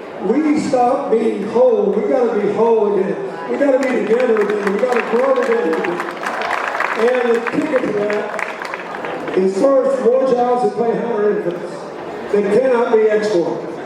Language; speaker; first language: English; native; English